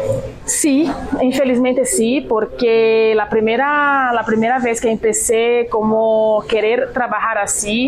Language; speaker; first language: Spanish; non-native, fluent; Portuguese